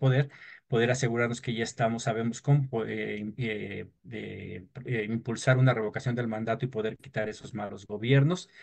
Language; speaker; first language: Spanish; native; Spanish